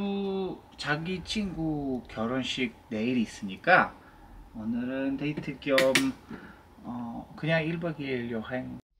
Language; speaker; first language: Korean; non-native, fluent; Polish